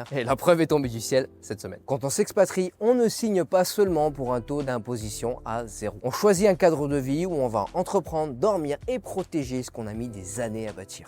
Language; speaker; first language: French; native; French